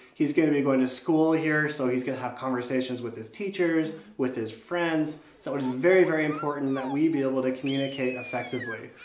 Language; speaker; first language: English; native; English